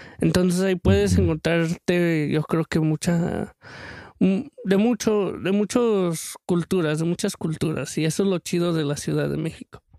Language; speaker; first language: Spanish; early bilingual, other home language; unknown